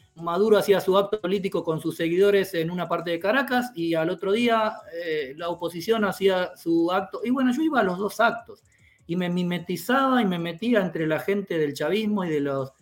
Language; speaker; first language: Spanish; native; Spanish